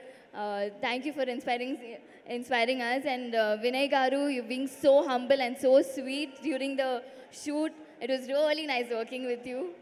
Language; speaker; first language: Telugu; non-native, learner; Tamil